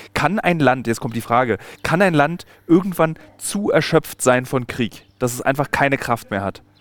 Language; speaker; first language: German; native; German